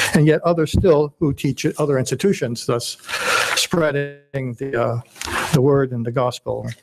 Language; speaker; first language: English; native; English